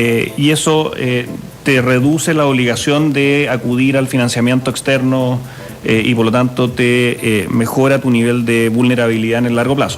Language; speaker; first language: Spanish; native; Spanish